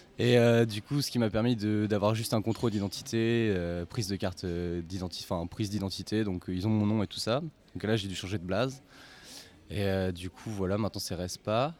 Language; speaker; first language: French; native; French